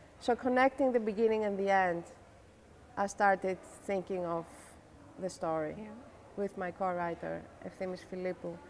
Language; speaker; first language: English; non-native, fluent; Greek